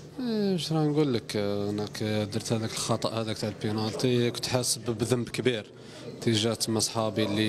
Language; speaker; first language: Arabic; native; Arabic